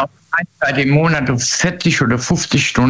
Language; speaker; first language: German; native; German